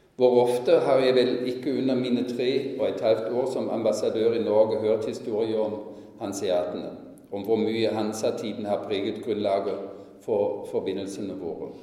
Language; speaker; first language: Norwegian; non-native, fluent; German